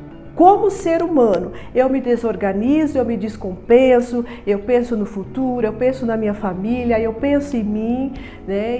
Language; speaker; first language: Portuguese; native; Portuguese